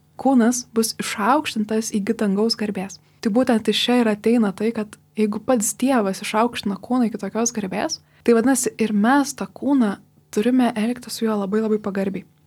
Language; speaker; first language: Lithuanian; native; Lithuanian